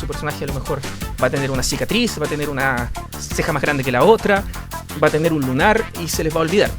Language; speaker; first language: Spanish; native; Spanish